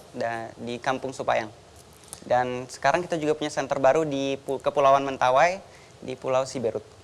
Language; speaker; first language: Indonesian; native; Indonesian